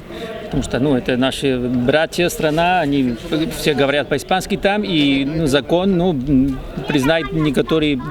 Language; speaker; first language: Russian; non-native, fluent; Spanish